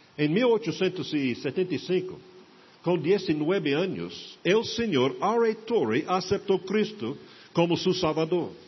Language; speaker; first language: Portuguese; non-native, fluent; English